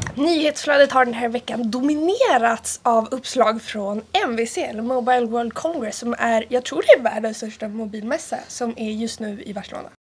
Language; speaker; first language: Swedish; early bilingual, other home language; Italian